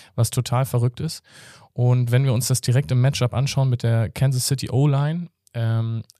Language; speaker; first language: German; native; German